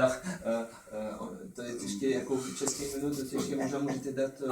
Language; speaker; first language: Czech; non-native, learner; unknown